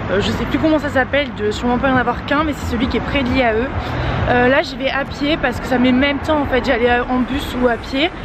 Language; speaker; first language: French; native; French